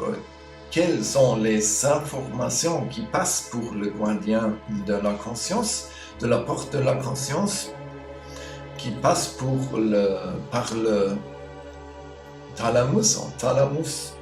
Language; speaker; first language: French; non-native, fluent; German